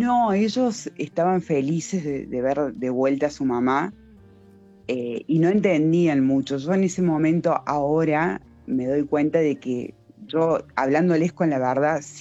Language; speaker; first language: Spanish; native; Spanish